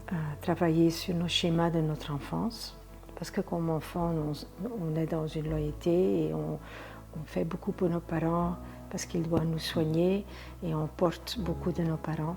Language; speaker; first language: French; non-native, fluent; Dutch